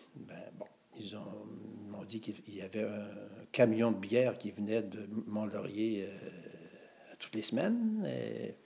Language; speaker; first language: French; native; French